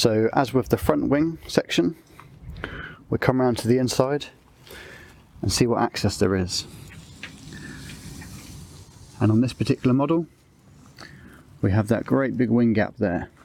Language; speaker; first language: English; native; English